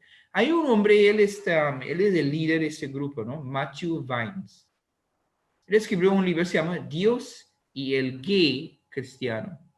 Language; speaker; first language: Spanish; non-native, learner; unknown